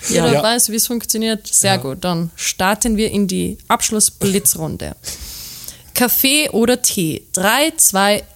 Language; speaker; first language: German; native; German